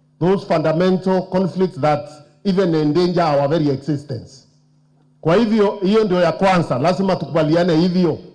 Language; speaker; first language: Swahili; non-native, local second language; Meru